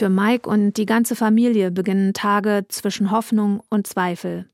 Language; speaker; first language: German; native; German